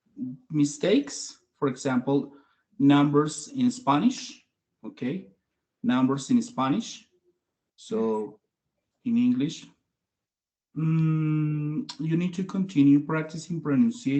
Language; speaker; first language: English; non-native, fluent; Spanish